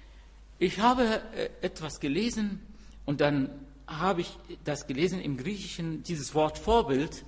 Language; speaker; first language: German; non-native, fluent; Arabic